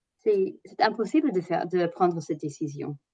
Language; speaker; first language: French; non-native, fluent; English